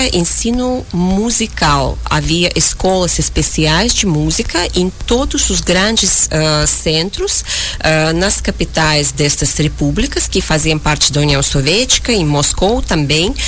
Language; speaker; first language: Portuguese; non-native, fluent; Russian